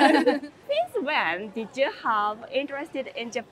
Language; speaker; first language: English; non-native, learner; Japanese